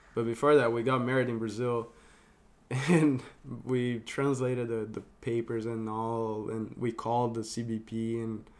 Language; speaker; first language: English; non-native, fluent; Portuguese